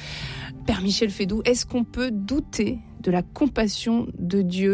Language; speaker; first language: French; native; French